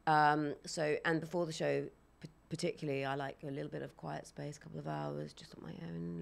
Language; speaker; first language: English; native; English